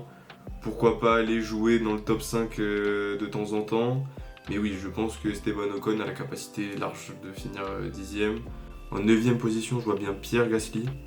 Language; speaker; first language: French; native; French